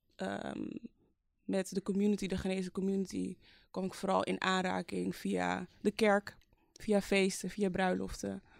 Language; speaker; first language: Dutch; early bilingual, other home language; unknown